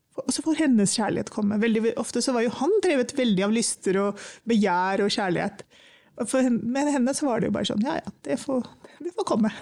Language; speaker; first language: Norwegian; early bilingual, other home language; Urdu